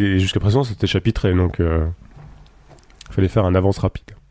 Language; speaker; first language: French; native; French